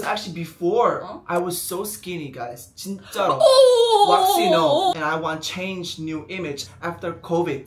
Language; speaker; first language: English; non-native, fluent; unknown